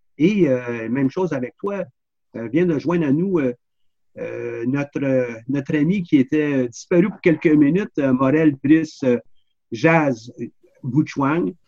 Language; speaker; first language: French; native; French